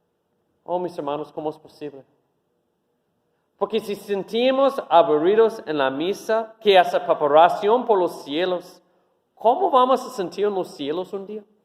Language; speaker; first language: Spanish; non-native, fluent; English